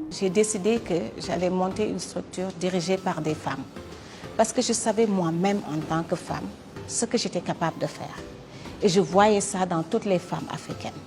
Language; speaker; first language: French; non-native, local second language; Wolof